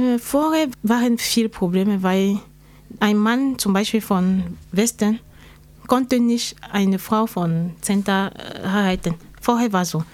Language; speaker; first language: German; non-native, learner; French